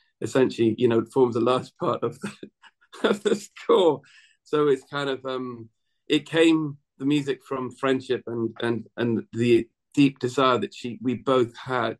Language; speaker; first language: English; native; English